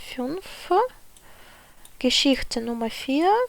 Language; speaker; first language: German; non-native, fluent; Ukrainian